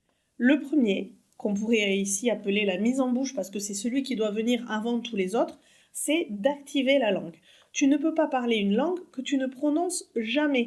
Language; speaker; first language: French; native; French